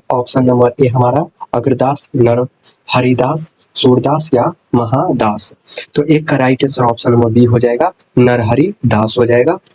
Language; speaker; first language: Hindi; native; Hindi